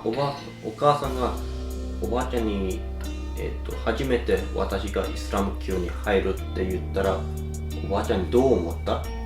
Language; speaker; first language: Japanese; early bilingual, heritage; English